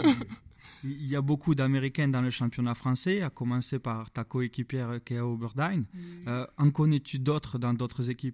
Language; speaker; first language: French; native; French